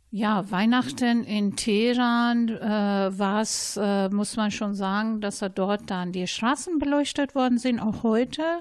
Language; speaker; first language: German; non-native, fluent; Persian